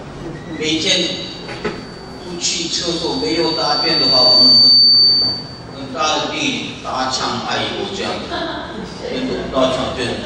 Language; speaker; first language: Chinese; non-native, learner; Korean